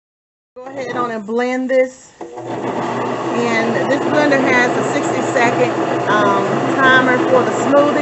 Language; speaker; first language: English; native; English